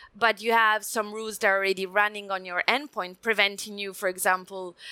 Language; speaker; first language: English; non-native, fluent; Italian